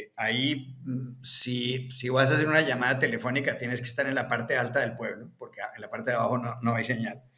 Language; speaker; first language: Spanish; native; Spanish